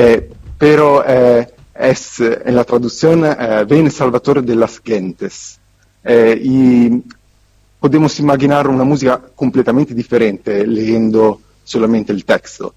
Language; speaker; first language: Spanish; non-native, fluent; Italian